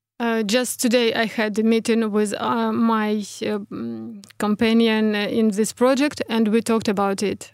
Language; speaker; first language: English; non-native, fluent; Ukrainian